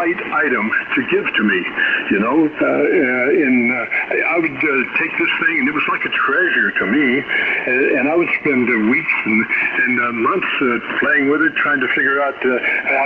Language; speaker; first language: English; native; English